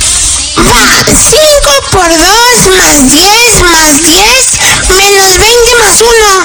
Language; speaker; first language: Spanish; native; Spanish